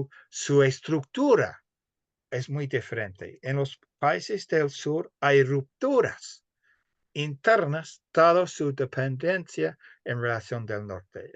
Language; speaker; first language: Spanish; non-native, fluent; English